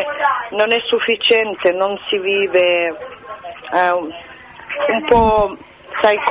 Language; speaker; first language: Italian; non-native, fluent; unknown